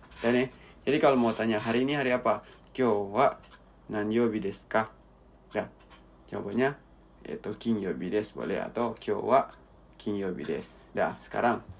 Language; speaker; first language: Japanese; non-native, learner; Indonesian